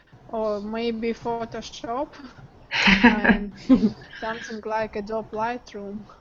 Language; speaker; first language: English; non-native, learner; Russian